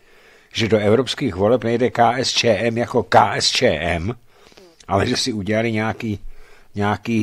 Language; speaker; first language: Czech; native; Czech